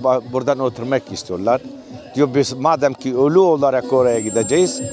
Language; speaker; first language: Turkish; non-native, local second language; Kurdish